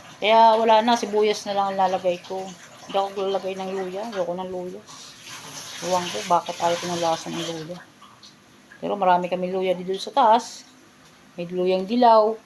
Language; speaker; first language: Filipino; non-native, local second language; Bikol